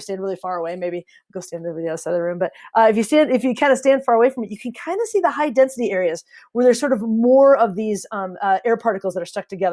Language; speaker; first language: English; native; English